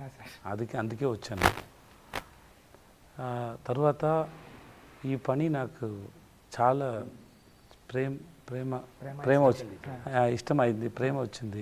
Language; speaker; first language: Telugu; non-native, learner; Tamil